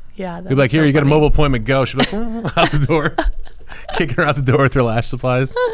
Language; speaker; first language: English; native; English